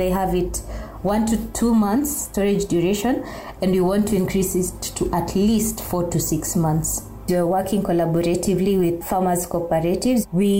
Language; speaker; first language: English; non-native, local second language; Kikuyu